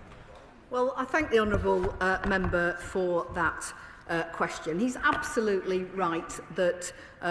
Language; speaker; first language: English; native; English